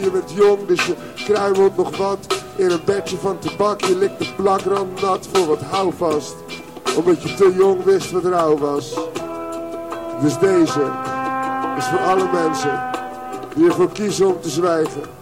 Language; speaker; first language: Dutch; native; Dutch